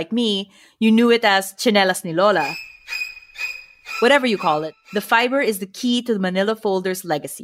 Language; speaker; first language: English; non-native, local second language; Filipino